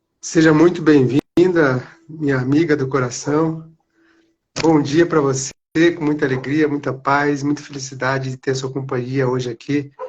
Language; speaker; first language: Portuguese; native; Portuguese